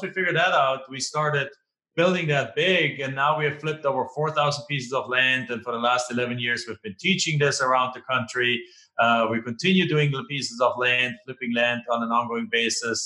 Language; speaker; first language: English; non-native, fluent; German